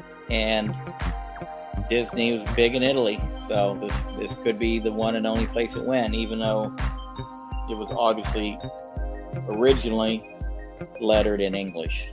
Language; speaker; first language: English; native; English